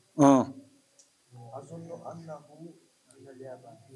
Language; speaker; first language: Arabic; non-native, learner; Kashmiri